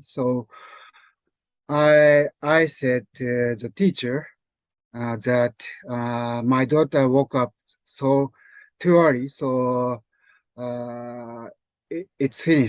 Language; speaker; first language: English; non-native, learner; Japanese